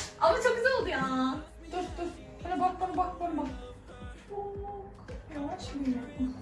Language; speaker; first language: Turkish; non-native, learner; English